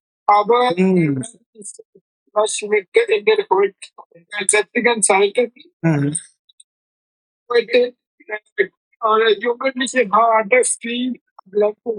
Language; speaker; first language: German; non-native, learner; Hindi